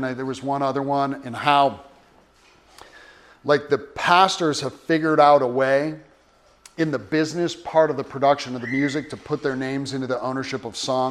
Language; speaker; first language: English; native; English